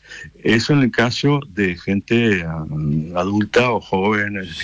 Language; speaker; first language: Spanish; native; Spanish